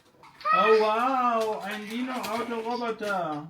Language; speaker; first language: German; native; German